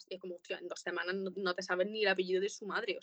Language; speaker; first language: Spanish; native; Spanish